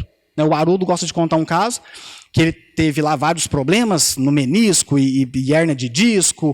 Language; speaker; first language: Portuguese; native; Portuguese